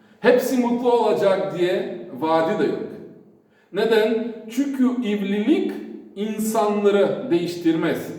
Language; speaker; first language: Turkish; non-native, fluent; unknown